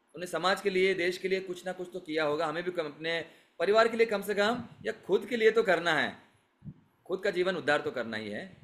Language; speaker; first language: Hindi; non-native, local second language; Marathi